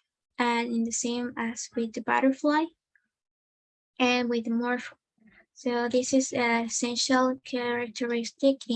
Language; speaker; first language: English; non-native, learner; Spanish